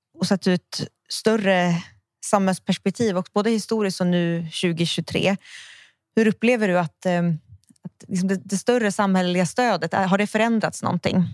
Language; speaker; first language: Swedish; native; Swedish